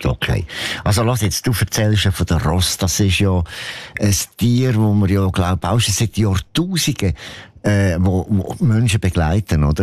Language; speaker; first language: German; native; German